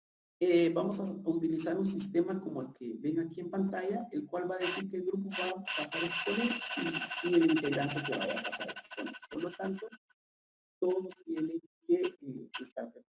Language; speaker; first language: Spanish; native; Spanish